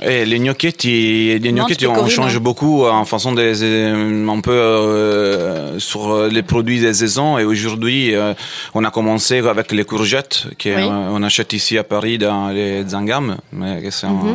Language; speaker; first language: French; non-native, fluent; Italian